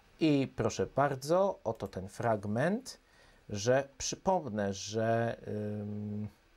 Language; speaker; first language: Polish; native; Polish